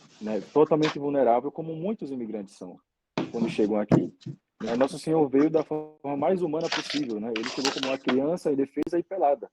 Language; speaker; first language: Portuguese; native; Portuguese